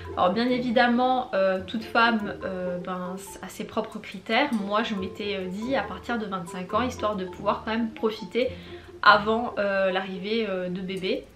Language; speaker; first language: French; native; French